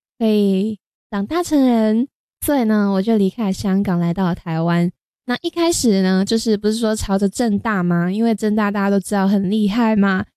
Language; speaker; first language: Chinese; non-native, local second language; Cantonese